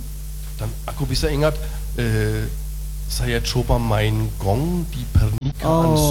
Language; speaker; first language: Indonesian; non-native, learner; German